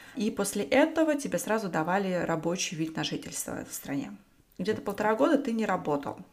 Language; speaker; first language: Russian; native; Russian